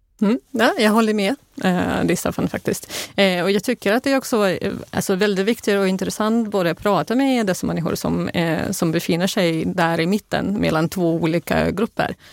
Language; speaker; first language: Swedish; non-native, fluent; Russian